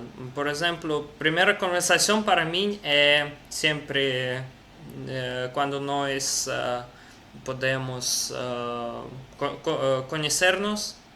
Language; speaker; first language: Portuguese; non-native, learner; Russian